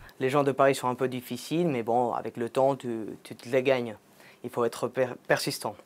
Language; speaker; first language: French; non-native, fluent; Spanish